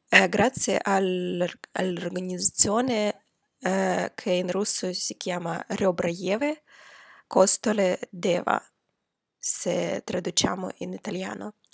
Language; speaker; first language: Italian; non-native, fluent; Russian